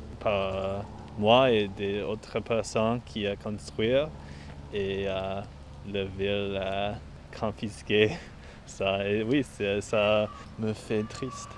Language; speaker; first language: French; non-native, learner; English